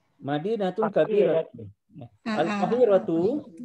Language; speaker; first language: Arabic; non-native, fluent; Indonesian